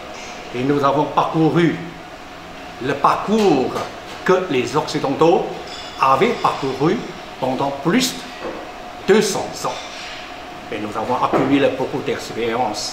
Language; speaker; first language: French; non-native, fluent; Chinese